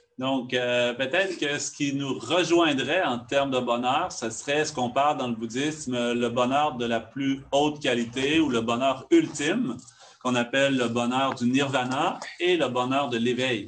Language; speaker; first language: French; native; French